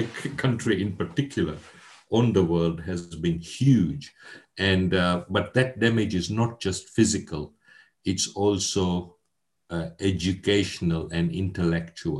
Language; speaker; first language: English; non-native, local second language; Gujarati